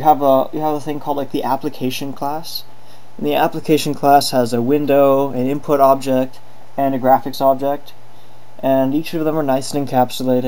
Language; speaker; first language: English; native; English